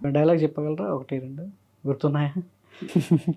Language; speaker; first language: Telugu; native; Telugu